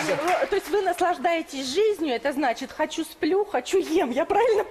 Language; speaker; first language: Russian; native; Russian